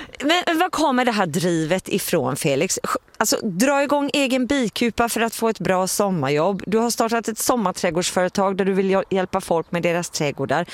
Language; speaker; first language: Swedish; native; Swedish